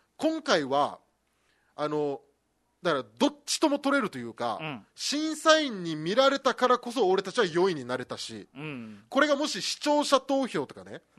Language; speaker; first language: Japanese; native; Japanese